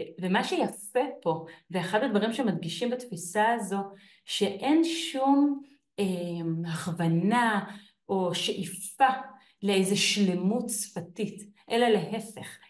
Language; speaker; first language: Hebrew; native; Hebrew